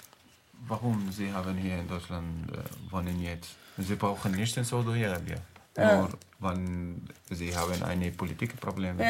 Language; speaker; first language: German; non-native, learner; Arabic